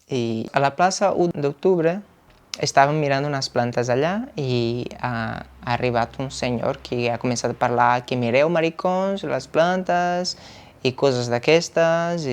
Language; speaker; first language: Catalan; non-native, fluent; Portuguese